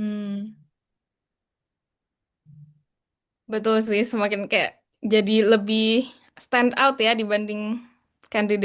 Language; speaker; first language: Indonesian; native; Indonesian